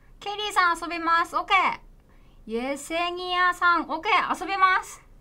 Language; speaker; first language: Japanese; native; Japanese